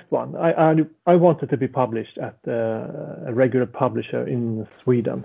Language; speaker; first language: English; non-native, fluent; Swedish